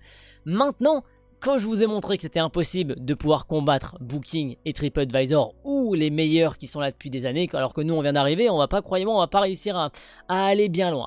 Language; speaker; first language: French; native; French